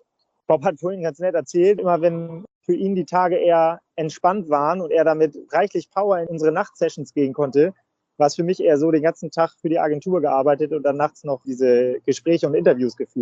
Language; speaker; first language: German; native; German